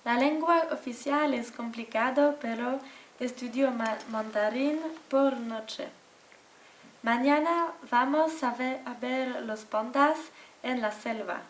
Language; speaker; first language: Spanish; non-native, learner; French